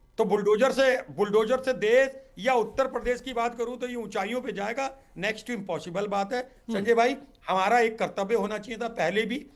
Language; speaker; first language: Hindi; native; Hindi